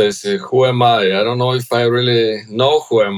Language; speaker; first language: English; non-native, fluent; Bulgarian